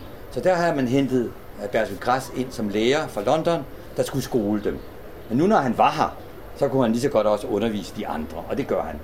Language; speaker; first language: Danish; native; Danish